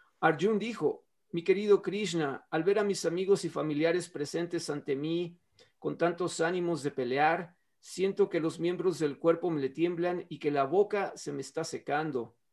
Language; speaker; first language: Spanish; native; Spanish